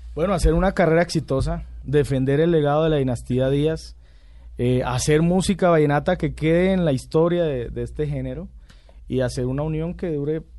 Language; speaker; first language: Spanish; native; Spanish